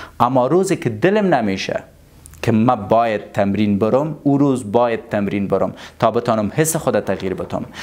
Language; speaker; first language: Persian; non-native, local second language; Pashto